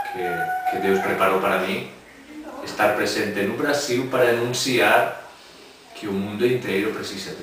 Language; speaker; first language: Portuguese; non-native, fluent; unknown